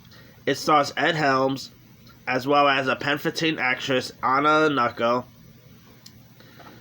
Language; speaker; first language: English; native; English